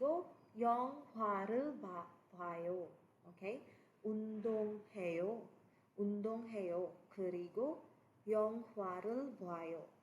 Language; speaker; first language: Korean; non-native, fluent; Cebuano